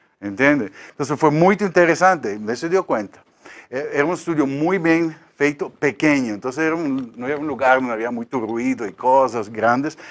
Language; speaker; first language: Portuguese; non-native, learner; Spanish